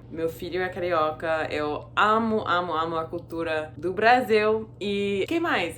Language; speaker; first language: Portuguese; non-native, fluent; English